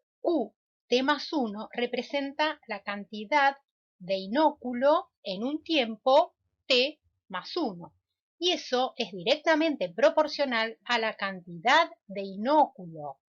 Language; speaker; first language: Spanish; native; Spanish